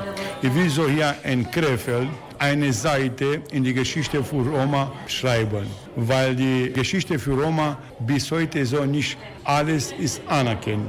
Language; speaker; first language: German; non-native, learner; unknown